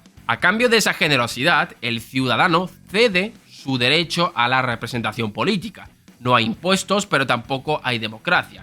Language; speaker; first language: Spanish; native; Spanish